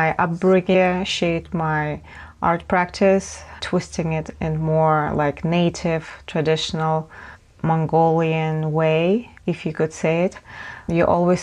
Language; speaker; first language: English; non-native, fluent; Russian